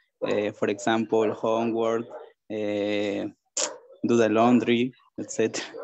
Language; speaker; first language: English; non-native, learner; Spanish